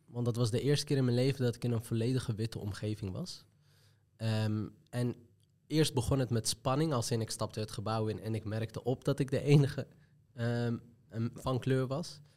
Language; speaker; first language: Dutch; early bilingual, other home language; Arabic